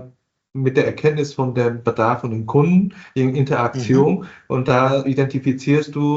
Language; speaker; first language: German; non-native, fluent; Chinese